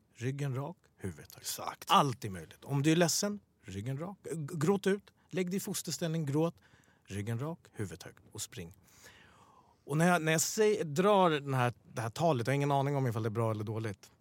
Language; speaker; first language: Swedish; early bilingual, other home language; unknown